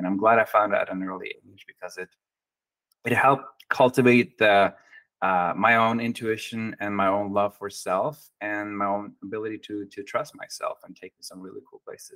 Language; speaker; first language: English; non-native, fluent; Norwegian